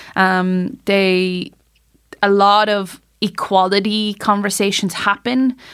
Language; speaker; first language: English; native; English